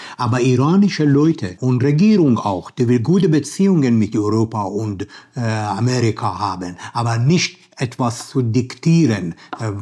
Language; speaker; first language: German; non-native, learner; Persian